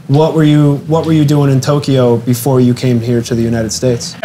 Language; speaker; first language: English; native; English